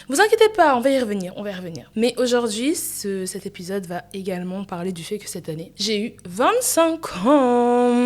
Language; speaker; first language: French; native; French